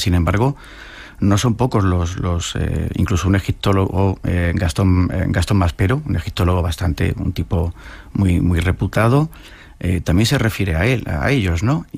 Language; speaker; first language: Spanish; native; Spanish